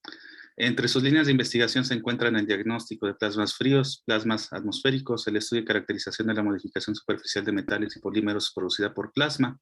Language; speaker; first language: Spanish; native; Spanish